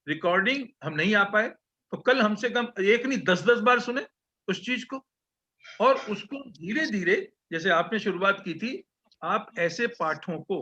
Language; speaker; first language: Hindi; native; Hindi